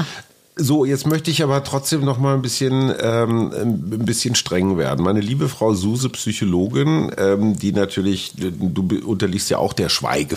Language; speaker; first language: German; native; German